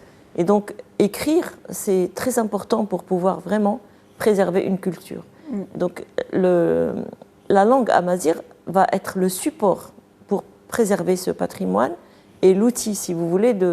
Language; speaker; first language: French; non-native, local second language; Arabic